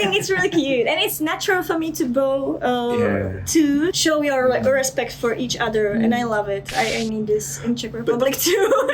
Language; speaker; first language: English; non-native, fluent; Czech